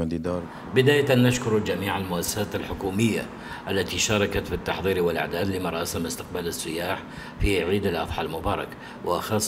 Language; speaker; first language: Arabic; non-native, local second language; Kurdish